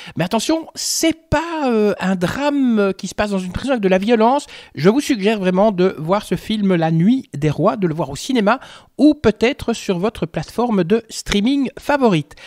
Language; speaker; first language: French; native; French